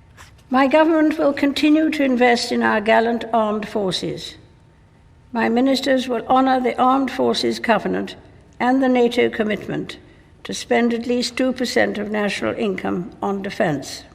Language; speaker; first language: English; native; English